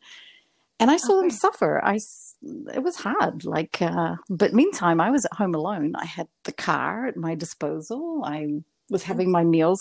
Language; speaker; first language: English; native; English